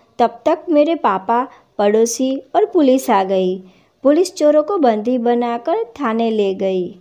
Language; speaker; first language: Hindi; non-native, local second language; Gujarati